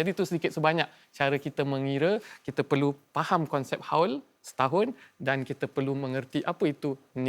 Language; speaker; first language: Malay; native; Malay